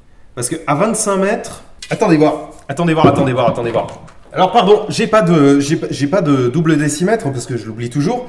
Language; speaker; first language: French; native; French